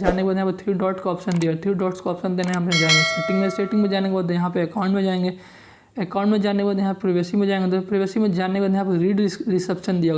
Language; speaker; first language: Hindi; native; Hindi